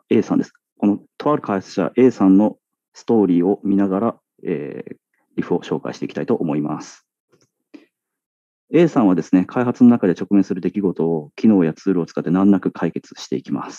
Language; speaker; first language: Japanese; native; Japanese